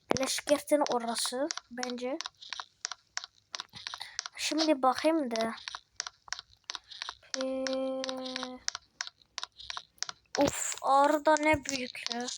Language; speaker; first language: Turkish; early bilingual, heritage; Turkish